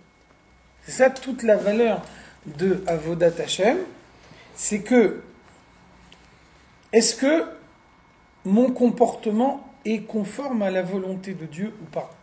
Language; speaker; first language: French; native; French